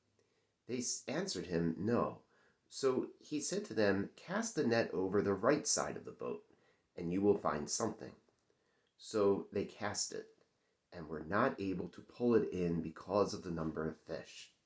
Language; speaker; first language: English; native; English